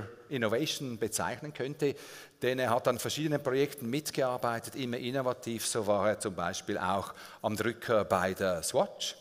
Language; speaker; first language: German; native; German